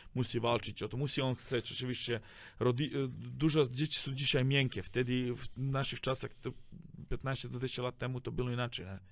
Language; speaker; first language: Polish; non-native, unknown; Serbian